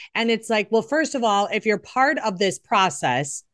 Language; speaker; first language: English; native; English